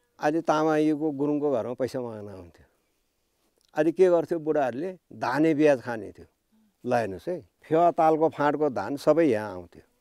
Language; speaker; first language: Nepali; non-native, local second language; Gurung